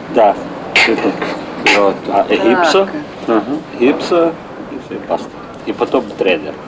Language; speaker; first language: Russian; non-native, learner; Italian